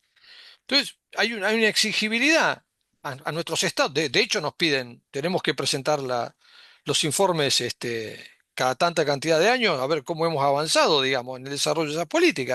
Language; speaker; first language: Spanish; native; Spanish